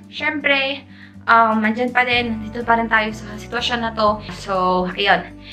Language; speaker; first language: Filipino; native; Filipino